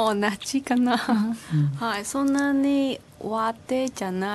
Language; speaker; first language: Japanese; non-native, learner; Chinese